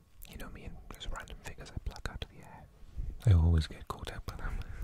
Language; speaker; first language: English; native; English